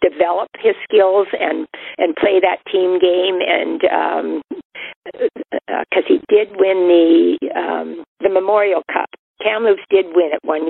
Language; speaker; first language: English; native; English